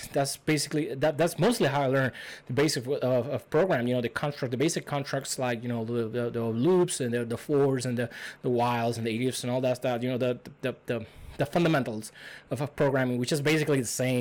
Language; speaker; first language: English; non-native, fluent; Spanish